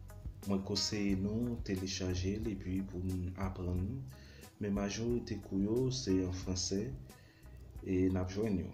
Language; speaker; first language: French; non-native, learner; Haitian Creole